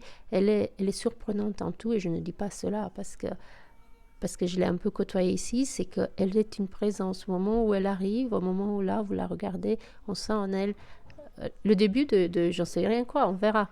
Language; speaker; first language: French; native; French